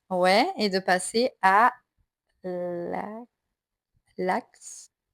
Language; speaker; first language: French; native; French